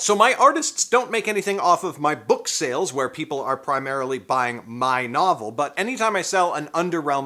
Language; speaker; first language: English; native; English